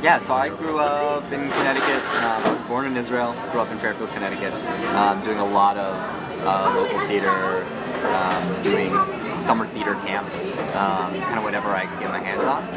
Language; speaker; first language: English; early bilingual, other home language; Hebrew